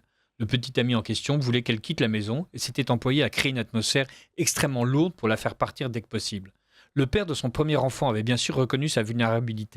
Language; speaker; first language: French; native; French